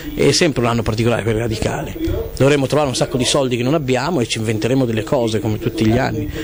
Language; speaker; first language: Italian; native; Italian